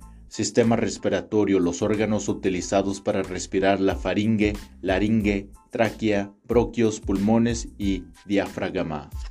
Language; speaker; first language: Spanish; native; Spanish